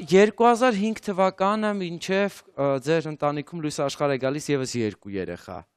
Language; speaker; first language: Armenian; native; Armenian